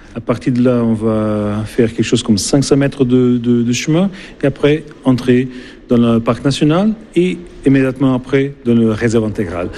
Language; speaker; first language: French; non-native, fluent; Portuguese